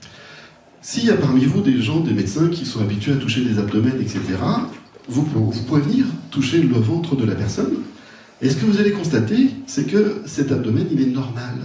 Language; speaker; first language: French; native; French